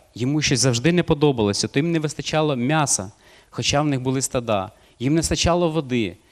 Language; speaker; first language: Ukrainian; non-native, local second language; Russian